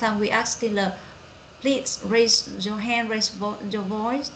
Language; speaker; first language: English; non-native, learner; Vietnamese